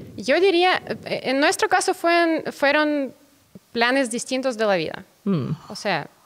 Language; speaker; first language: Spanish; non-native, fluent; Russian